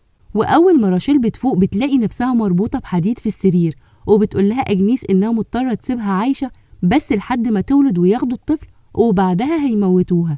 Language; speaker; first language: Arabic; native; Arabic